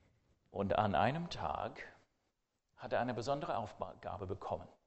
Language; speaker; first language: German; non-native, fluent; English